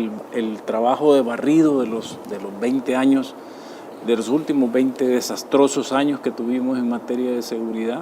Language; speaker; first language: Spanish; native; Spanish